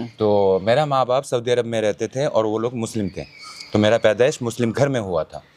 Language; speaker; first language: Hindi; non-native, local second language; Bangla